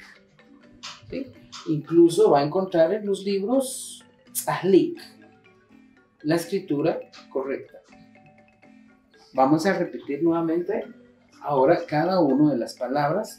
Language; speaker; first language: Spanish; non-native, local second language; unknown